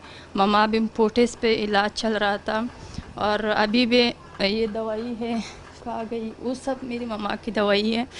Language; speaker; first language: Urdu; non-native, learner; Pashto